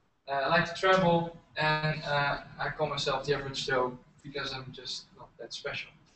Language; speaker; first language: English; non-native, fluent; Dutch